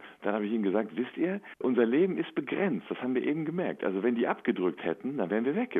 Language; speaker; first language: German; native; German